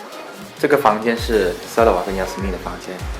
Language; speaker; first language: Chinese; native; Chinese